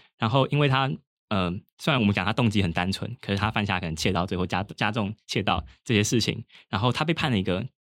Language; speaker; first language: Chinese; native; Chinese